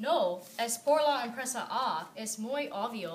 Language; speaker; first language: Spanish; non-native, learner; English